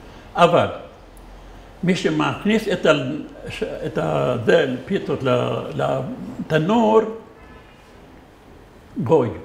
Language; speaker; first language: Hebrew; non-native, fluent; Arabic